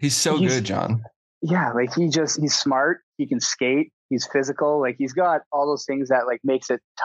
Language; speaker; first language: English; native; English